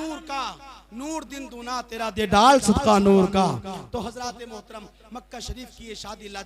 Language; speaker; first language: Hindi; native; Hindi